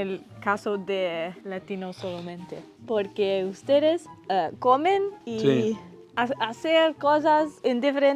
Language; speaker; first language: Spanish; non-native, learner; English